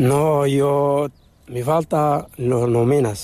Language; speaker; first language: Spanish; non-native, learner; Arabic